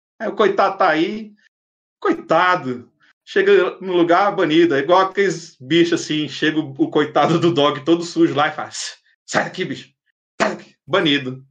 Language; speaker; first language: Portuguese; native; Portuguese